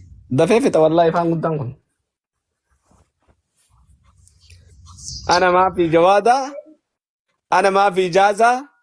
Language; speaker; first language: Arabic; non-native, learner; Oromo